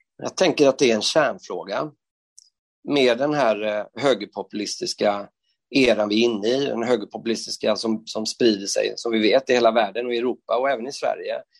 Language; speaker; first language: Swedish; native; Swedish